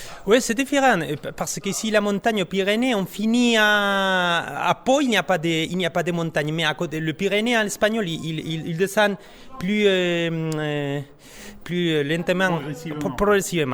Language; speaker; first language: French; non-native, learner; Spanish